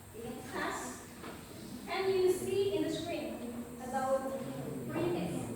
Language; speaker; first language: English; non-native, fluent; Indonesian